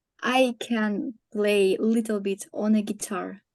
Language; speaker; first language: English; non-native, learner; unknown